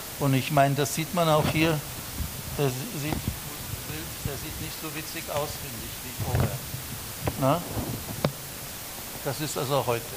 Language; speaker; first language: German; native; German